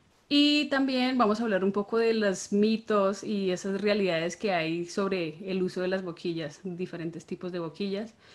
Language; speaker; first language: Spanish; native; Spanish